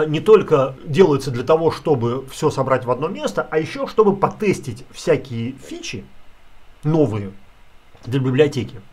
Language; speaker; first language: Russian; native; Russian